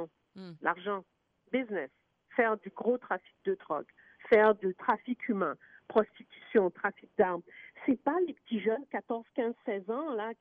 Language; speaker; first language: French; native; French